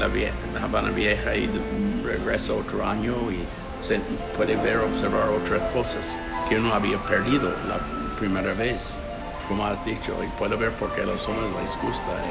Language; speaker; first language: Spanish; non-native, fluent; English